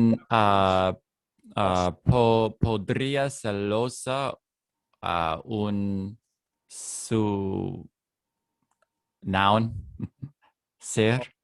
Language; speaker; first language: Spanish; non-native, learner; English